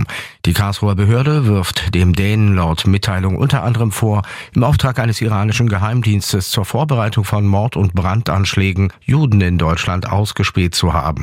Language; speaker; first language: German; native; German